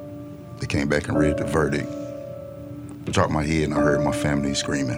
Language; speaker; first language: English; native; English